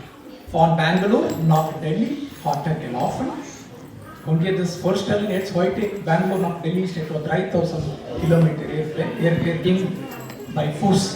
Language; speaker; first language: German; non-native, learner; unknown